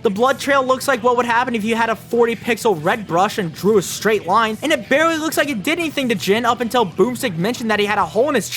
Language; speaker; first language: English; native; English